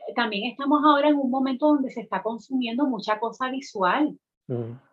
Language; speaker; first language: Spanish; native; Spanish